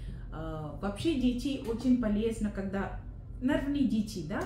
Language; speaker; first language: Russian; non-native, learner; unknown